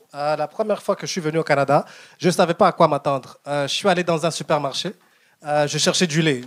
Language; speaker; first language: French; non-native, local second language; Kinyarwanda